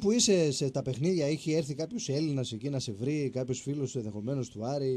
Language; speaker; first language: Greek; native; Greek